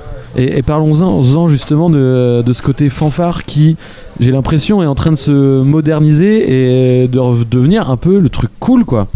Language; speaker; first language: French; native; French